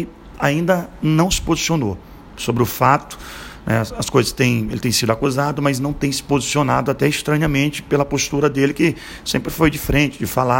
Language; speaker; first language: Portuguese; native; Portuguese